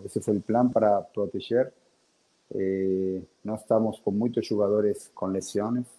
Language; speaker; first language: Portuguese; non-native, fluent; Spanish